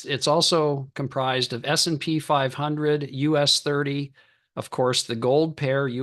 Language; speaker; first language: English; native; English